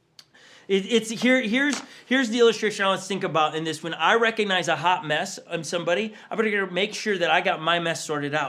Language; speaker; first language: English; native; English